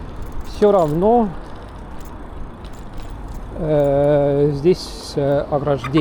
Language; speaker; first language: Russian; non-native, local second language; Estonian